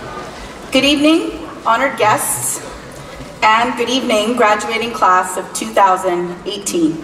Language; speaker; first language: English; native; English